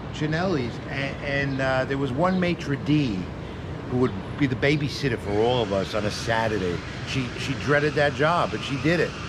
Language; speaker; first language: English; native; English